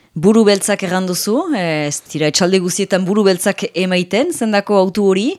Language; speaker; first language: Basque; native; Basque